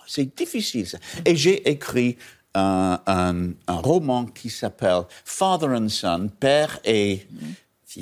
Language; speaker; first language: French; non-native, learner; English